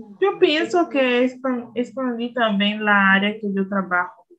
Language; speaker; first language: Spanish; non-native, learner; Portuguese